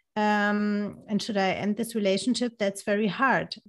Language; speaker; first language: English; non-native, fluent; German